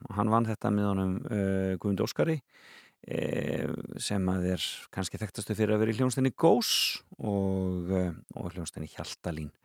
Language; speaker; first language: Icelandic; native; Icelandic